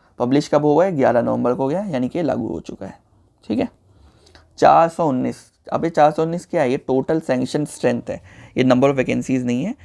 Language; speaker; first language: Hindi; native; Hindi